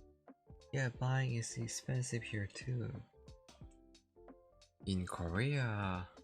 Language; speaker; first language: English; non-native, learner; Korean